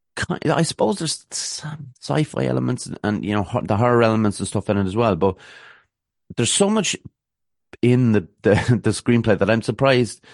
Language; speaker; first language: English; native; English